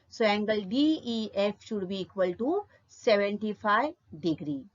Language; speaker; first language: English; non-native, local second language; Marathi